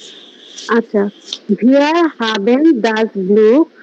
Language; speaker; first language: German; non-native, learner; Bangla